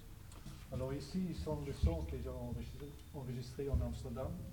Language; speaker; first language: French; non-native, learner; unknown